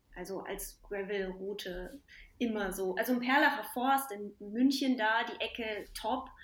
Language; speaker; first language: German; native; German